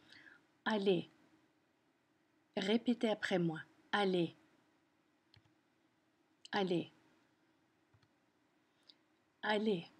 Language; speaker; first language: French; non-native, fluent; English